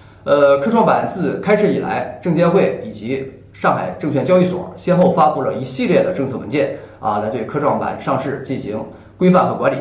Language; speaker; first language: Chinese; native; Chinese